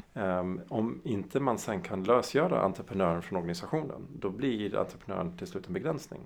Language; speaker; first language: Swedish; early bilingual, other home language; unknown